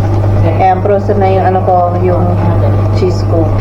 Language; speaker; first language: Filipino; native; Filipino